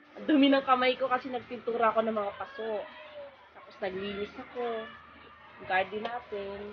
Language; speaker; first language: Filipino; non-native, local second language; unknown